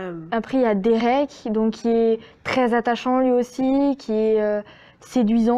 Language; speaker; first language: French; native; French